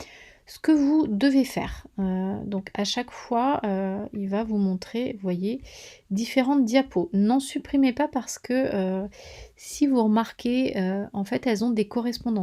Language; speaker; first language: French; native; French